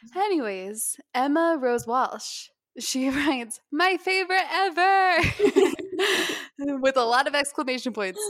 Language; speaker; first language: English; native; English